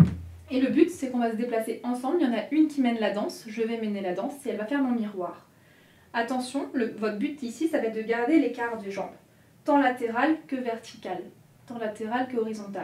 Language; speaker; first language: French; native; French